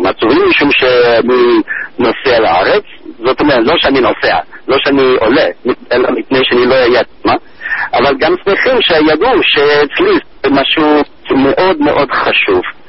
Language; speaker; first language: Hebrew; non-native, fluent; English